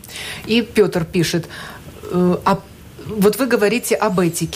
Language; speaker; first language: Russian; native; Russian